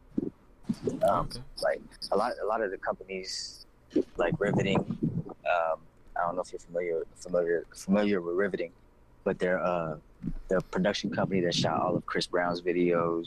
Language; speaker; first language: English; native; English